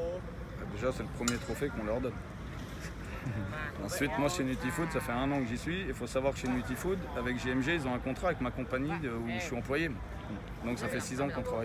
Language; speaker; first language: French; native; French